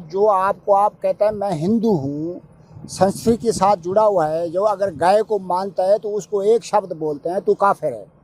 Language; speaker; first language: Urdu; non-native, local second language; Punjabi